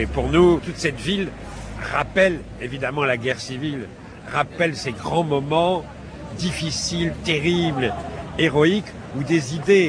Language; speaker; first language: French; native; French